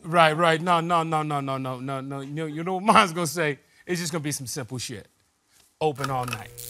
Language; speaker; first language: English; native; English